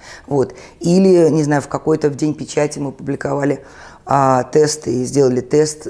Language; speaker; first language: Russian; native; Russian